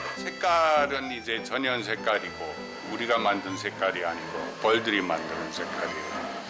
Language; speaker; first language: Korean; non-native, fluent; German